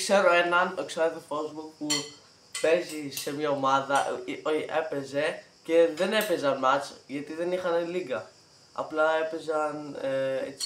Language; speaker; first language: Greek; early bilingual, heritage; Greek